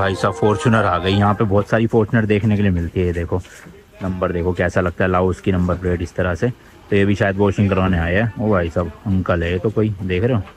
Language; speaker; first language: Hindi; native; Hindi